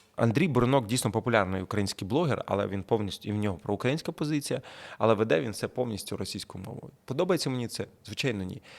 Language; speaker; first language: Ukrainian; non-native, local second language; Russian